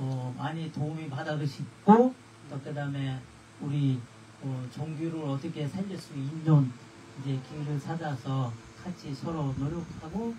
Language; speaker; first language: Korean; non-native, fluent; Bangla